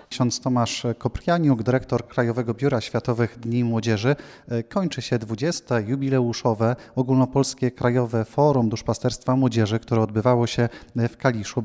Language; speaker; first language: Polish; native; Polish